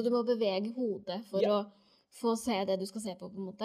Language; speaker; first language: Norwegian; native; Norwegian